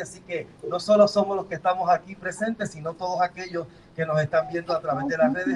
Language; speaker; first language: Spanish; native; Spanish